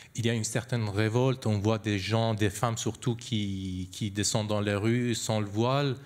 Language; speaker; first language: French; non-native, fluent; Persian